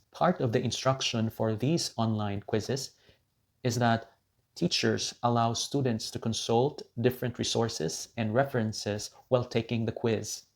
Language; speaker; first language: English; non-native, local second language; Filipino